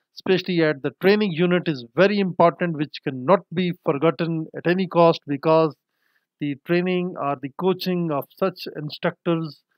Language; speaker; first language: English; non-native, local second language; Urdu